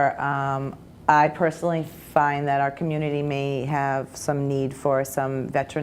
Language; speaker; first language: English; native; English